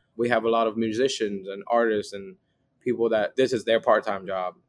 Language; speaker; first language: English; early bilingual, other home language; Vietnamese